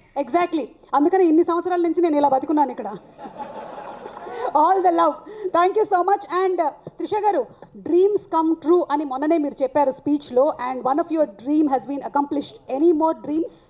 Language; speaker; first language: Telugu; native; Telugu